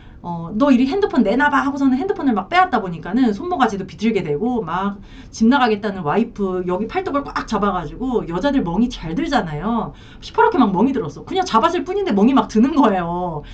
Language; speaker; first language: Korean; native; Korean